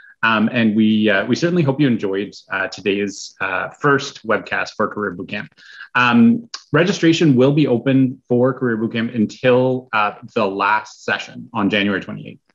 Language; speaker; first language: English; native; English